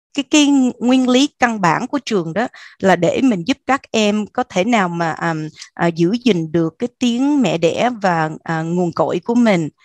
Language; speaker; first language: Vietnamese; early bilingual, heritage; Vietnamese